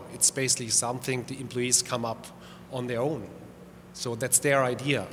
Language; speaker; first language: English; non-native, fluent; German